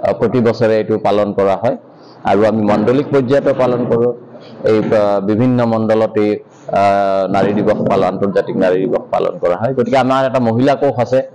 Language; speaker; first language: Assamese; native; Assamese